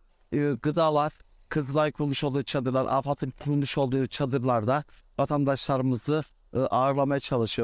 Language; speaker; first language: Turkish; native; Turkish